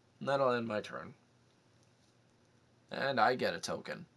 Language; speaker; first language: English; native; English